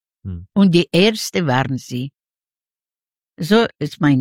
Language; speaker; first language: German; non-native, learner; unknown